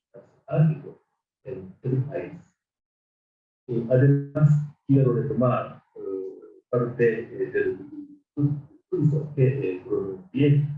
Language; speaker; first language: Spanish; non-native, fluent; Japanese